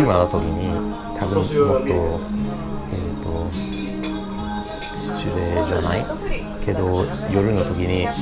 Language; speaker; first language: Japanese; non-native, learner; English